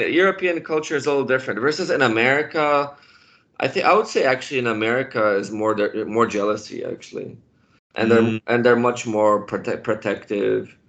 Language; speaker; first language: English; non-native, fluent; Polish